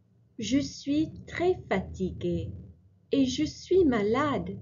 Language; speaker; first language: French; non-native, fluent; English